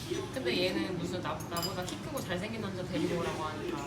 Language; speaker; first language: Korean; native; Korean